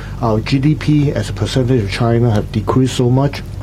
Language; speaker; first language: English; non-native, local second language; Cantonese